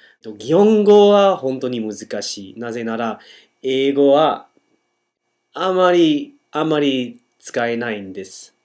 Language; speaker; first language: Japanese; non-native, learner; English